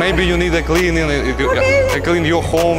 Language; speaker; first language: English; non-native, learner; Russian